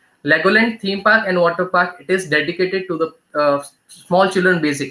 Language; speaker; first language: English; non-native, local second language; Gujarati